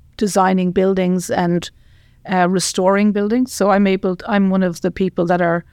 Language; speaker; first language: English; native; English